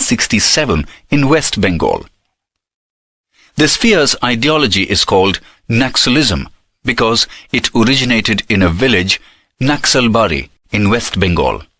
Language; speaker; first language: English; non-native, local second language; Gujarati